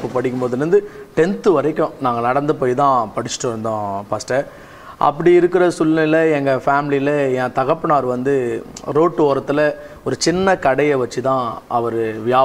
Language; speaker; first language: Tamil; native; Tamil